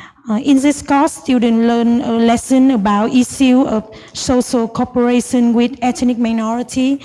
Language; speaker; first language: English; non-native, learner; Vietnamese